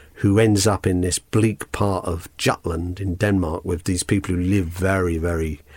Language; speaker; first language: English; native; English